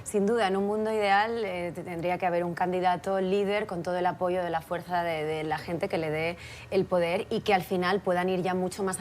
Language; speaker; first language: Spanish; native; Spanish